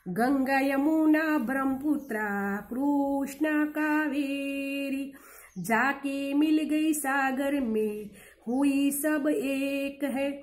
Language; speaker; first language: Hindi; non-native, local second language; Gujarati